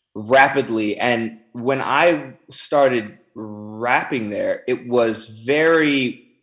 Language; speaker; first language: English; native; English